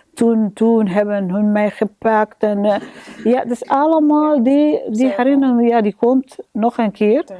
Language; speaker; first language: Dutch; non-native, learner; Arabic